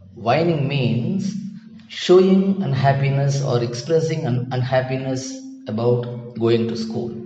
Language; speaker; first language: English; non-native, local second language; Tamil